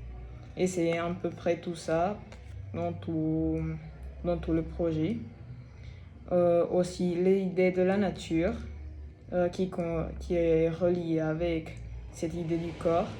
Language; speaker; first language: French; non-native, fluent; Spanish